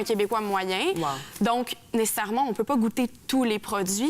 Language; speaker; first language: French; native; French